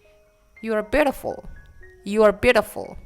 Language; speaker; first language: English; non-native, fluent; Indonesian